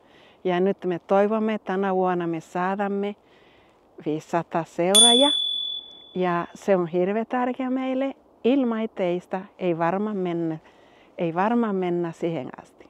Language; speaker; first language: Finnish; non-native, learner; Spanish